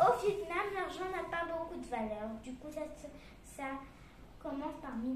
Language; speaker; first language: French; early bilingual, other home language; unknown